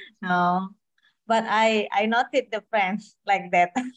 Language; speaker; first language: English; non-native, learner; Indonesian